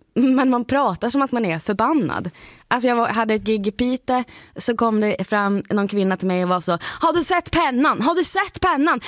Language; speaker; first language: Swedish; native; Swedish